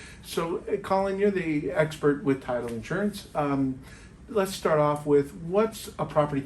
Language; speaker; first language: English; native; English